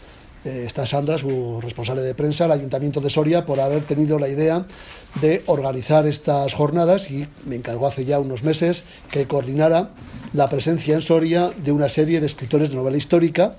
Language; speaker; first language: Spanish; native; Spanish